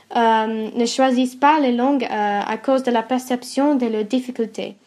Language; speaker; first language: French; non-native, fluent; English